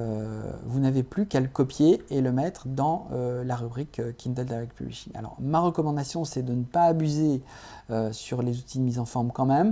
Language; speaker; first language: French; native; French